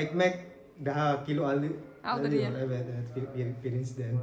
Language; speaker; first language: Turkish; non-native, learner; Indonesian